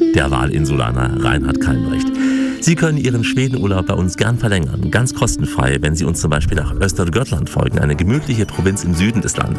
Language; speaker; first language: German; native; German